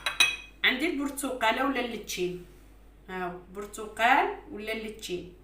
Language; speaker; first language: Arabic; native; Arabic